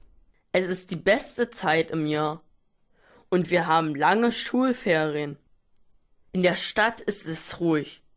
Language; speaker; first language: German; non-native, learner; Norwegian